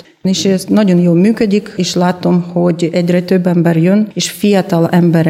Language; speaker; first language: Hungarian; non-native, fluent; Russian